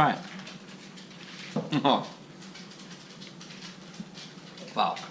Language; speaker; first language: English; native; English